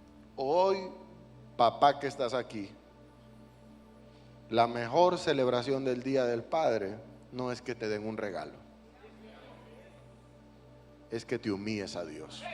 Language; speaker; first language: Spanish; native; Spanish